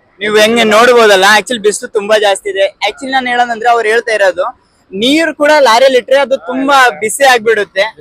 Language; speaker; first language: Kannada; non-native, local second language; Punjabi